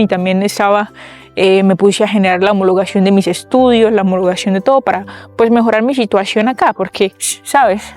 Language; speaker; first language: Spanish; native; Spanish